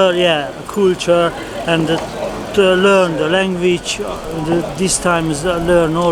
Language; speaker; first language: English; non-native, learner; Hungarian